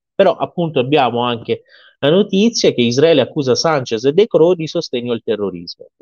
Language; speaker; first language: Italian; non-native, fluent; Persian